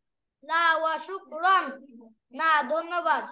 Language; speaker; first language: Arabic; non-native, learner; Bangla